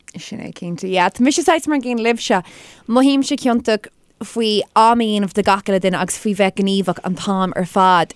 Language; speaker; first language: Irish; non-native, local second language; English